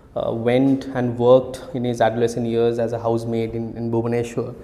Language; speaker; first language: English; non-native, local second language; Odia